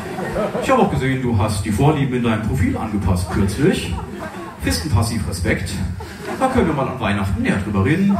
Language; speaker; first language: German; native; German